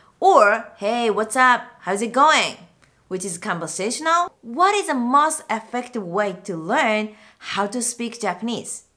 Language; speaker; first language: English; non-native, fluent; Japanese